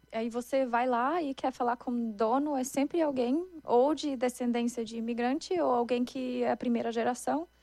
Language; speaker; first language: Portuguese; non-native, fluent; German